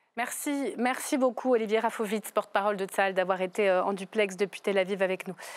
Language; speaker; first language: French; native; French